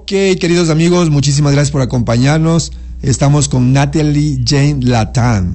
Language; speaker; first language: Spanish; native; Spanish